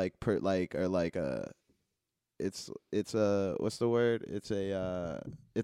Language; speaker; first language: English; native; English